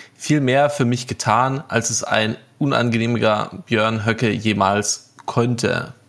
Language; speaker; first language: German; native; German